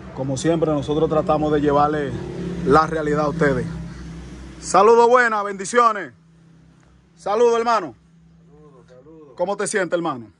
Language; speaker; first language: Spanish; native; Spanish